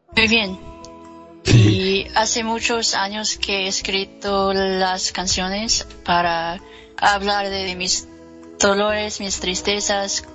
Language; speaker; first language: Spanish; non-native, learner; English